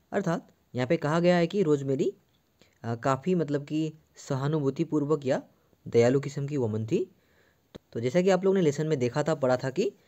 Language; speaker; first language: Hindi; non-native, local second language; Assamese